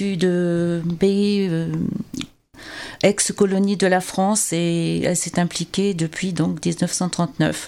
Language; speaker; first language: French; native; French